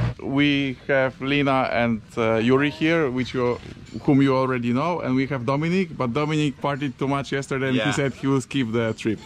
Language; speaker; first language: English; non-native, fluent; Polish